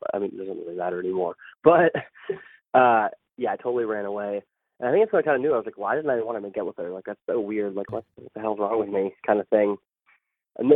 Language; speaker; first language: English; native; English